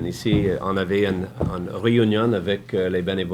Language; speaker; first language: French; non-native, learner; English